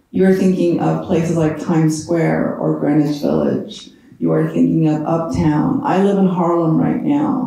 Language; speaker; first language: English; native; English